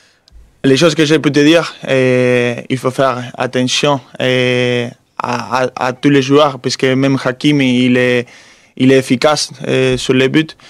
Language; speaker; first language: French; non-native, fluent; Spanish